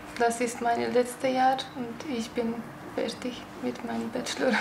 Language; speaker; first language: German; non-native, learner; Hungarian